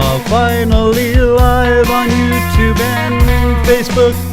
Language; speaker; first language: English; native; English